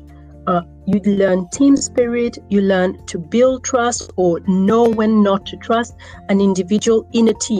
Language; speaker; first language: English; non-native, local second language; Acoli